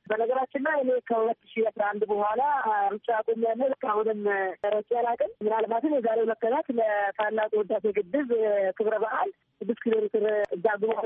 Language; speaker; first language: Amharic; non-native, local second language; Oromo